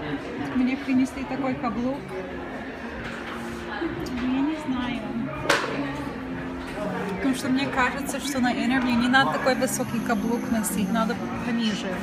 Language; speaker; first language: Russian; early bilingual, heritage; Russian